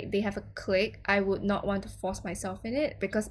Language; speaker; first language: English; non-native, local second language; Chinese